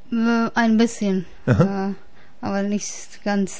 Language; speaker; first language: German; non-native, learner; Punjabi